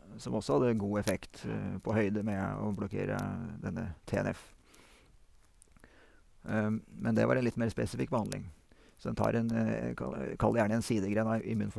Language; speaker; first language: Norwegian; native; Norwegian